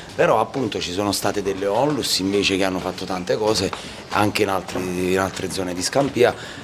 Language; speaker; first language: Italian; native; Italian